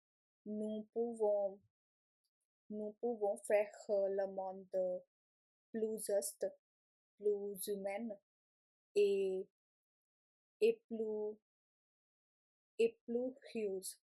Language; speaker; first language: French; non-native, learner; Punjabi